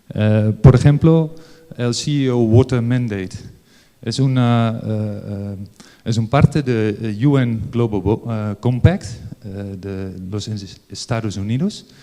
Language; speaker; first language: Spanish; non-native, learner; Dutch